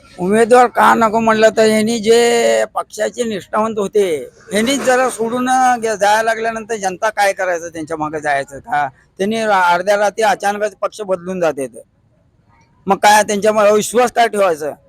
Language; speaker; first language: Marathi; native; Marathi